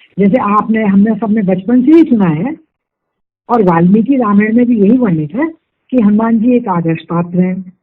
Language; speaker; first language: Hindi; native; Hindi